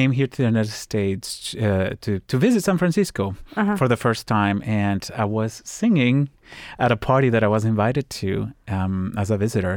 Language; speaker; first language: English; non-native, fluent; Spanish